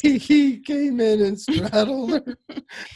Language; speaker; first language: English; native; English